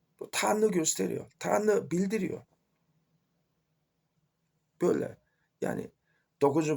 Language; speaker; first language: Turkish; non-native, fluent; Korean